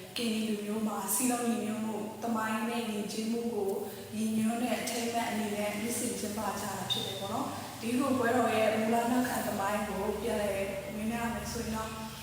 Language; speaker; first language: Burmese; non-native, local second language; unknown